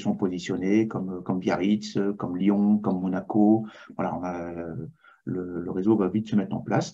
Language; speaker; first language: French; native; French